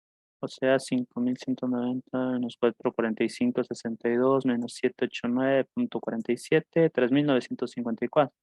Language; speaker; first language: Spanish; native; Spanish